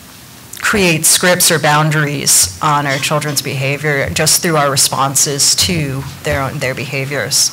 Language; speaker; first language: English; native; English